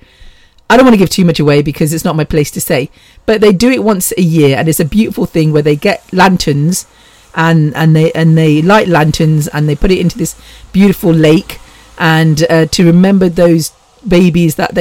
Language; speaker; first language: English; native; English